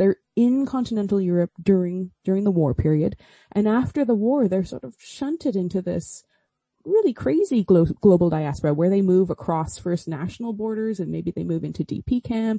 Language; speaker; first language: English; native; English